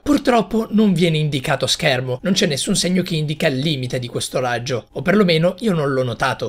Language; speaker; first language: Italian; native; Italian